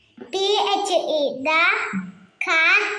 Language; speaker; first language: English; non-native, learner; Malayalam